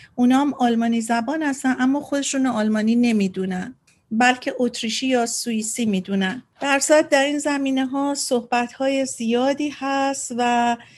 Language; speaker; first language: Persian; native; Persian